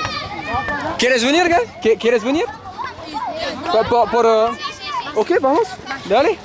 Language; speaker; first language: Spanish; non-native, learner; French